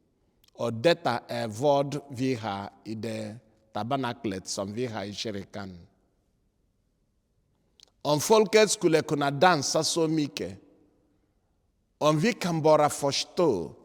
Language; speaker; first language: Swedish; non-native, fluent; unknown